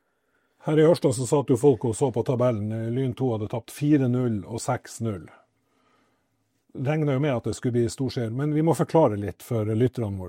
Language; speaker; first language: Norwegian; native; Norwegian